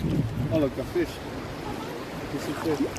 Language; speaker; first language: English; native; English